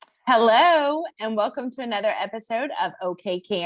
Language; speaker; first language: English; native; English